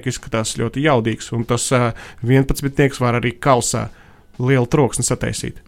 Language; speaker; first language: Latvian; non-native, local second language; Russian